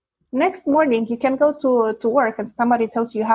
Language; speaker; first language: English; non-native, fluent; Romanian